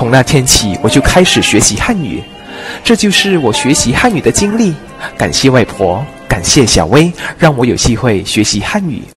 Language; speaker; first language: Chinese; non-native, fluent; Indonesian